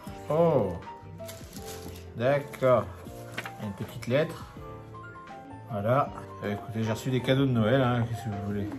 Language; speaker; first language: French; native; French